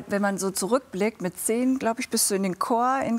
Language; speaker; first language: German; native; German